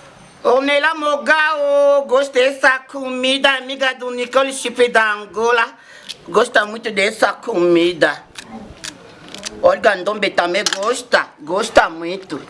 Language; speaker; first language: Portuguese; non-native, learner; Lingala